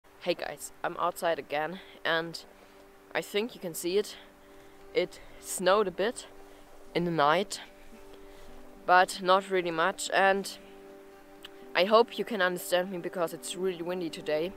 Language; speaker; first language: English; non-native, fluent; German